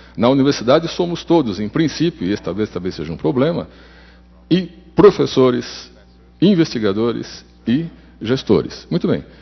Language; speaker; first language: Portuguese; native; Portuguese